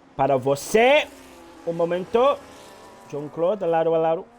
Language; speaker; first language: Portuguese; non-native, learner; English